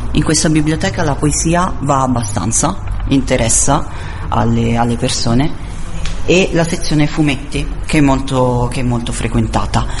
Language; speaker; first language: Italian; native; Italian